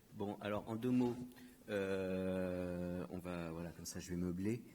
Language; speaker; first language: French; native; French